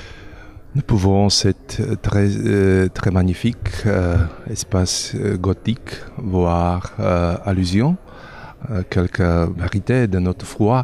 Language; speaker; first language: French; non-native, learner; Slovak